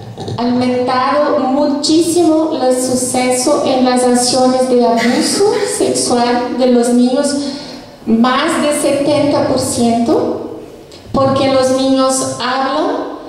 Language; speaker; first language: Spanish; non-native, fluent; Portuguese